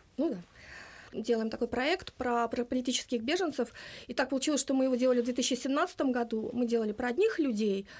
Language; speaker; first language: Russian; non-native, local second language; Lithuanian